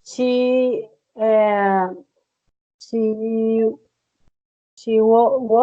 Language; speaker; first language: English; non-native, learner; Spanish